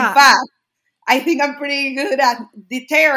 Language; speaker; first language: English; non-native, fluent; Spanish